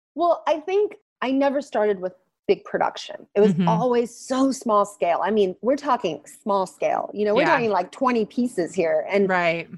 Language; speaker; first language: English; early bilingual, other home language; Turkish